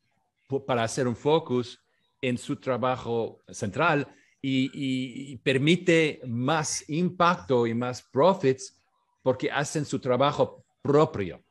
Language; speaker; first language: Spanish; non-native, fluent; French